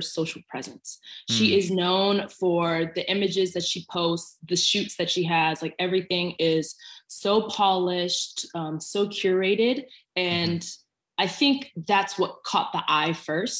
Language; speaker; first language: English; native; English